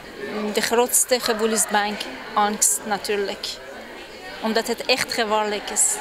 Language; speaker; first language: Dutch; non-native, fluent; Persian